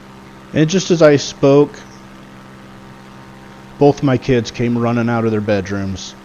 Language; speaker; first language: English; native; English